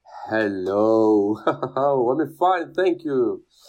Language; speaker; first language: English; non-native, fluent; Portuguese